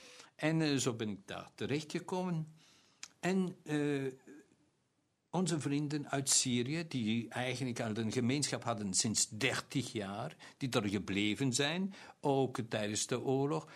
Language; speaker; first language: Dutch; non-native, local second language; German